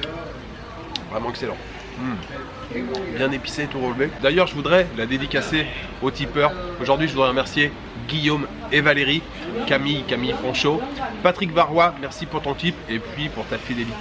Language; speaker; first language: French; native; French